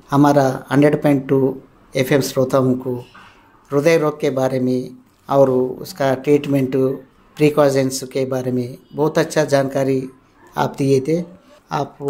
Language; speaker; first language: Hindi; non-native, local second language; Telugu